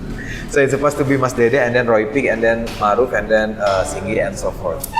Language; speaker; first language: English; non-native, fluent; Indonesian